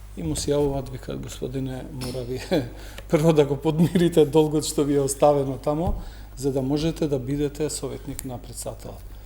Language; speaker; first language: Macedonian; native; Macedonian